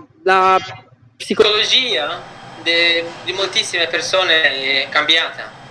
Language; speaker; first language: Italian; non-native, fluent; Ukrainian